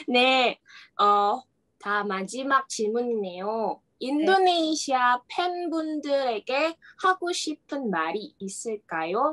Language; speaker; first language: Korean; non-native, learner; Indonesian